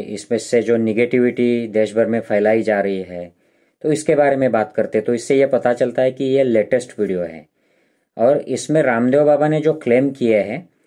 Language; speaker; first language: Hindi; non-native, local second language; Marathi